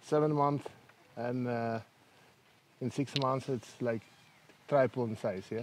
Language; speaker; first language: English; non-native, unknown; Russian